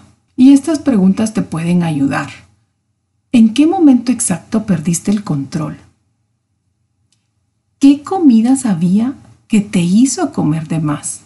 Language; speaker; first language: Spanish; native; Spanish